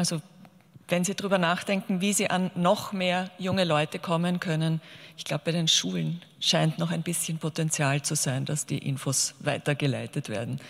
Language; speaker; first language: German; native; German